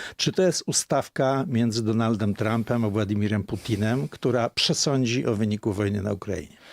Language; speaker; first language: Polish; native; Polish